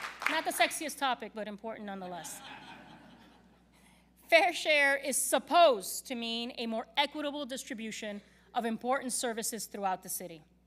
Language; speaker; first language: English; non-native, local second language; Spanish